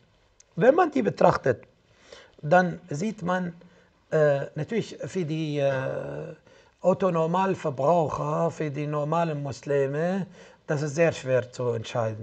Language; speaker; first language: German; non-native, fluent; Arabic